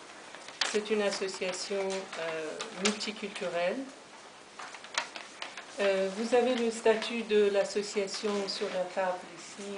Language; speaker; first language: French; non-native, fluent; Persian